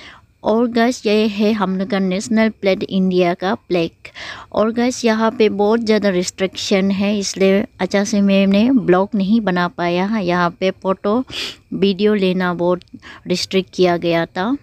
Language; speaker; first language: Hindi; non-native, local second language; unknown